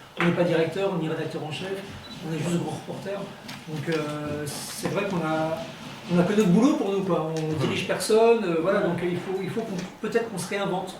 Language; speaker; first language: French; native; French